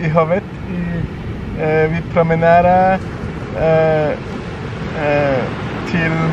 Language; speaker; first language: Swedish; non-native, learner; English